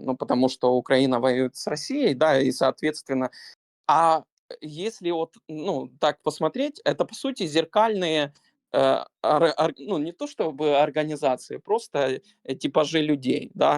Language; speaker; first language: Russian; native; Russian